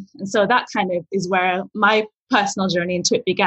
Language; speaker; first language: English; early bilingual, other home language; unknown